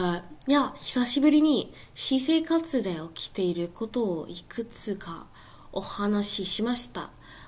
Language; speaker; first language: Japanese; non-native, learner; English